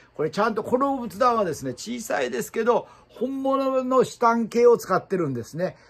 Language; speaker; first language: Japanese; native; Japanese